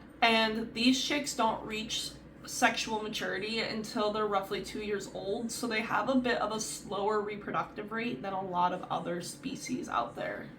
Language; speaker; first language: English; native; English